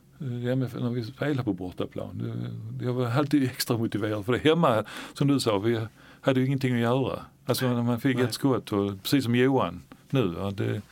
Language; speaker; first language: Swedish; native; Swedish